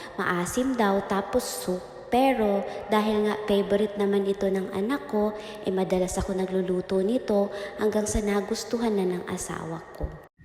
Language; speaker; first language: Filipino; native; Filipino